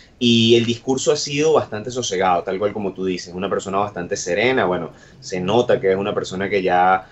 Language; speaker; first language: Spanish; native; Spanish